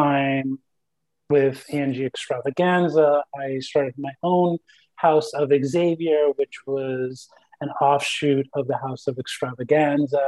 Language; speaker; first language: English; early bilingual, other home language; Spanish